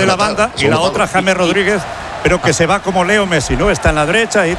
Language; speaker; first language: Spanish; native; Spanish